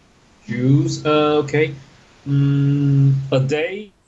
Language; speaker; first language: English; non-native, learner; Chinese